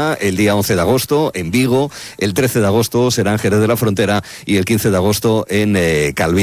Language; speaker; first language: Spanish; native; Spanish